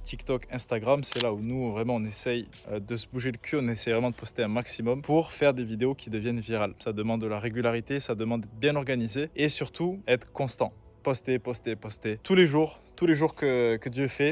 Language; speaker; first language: French; native; French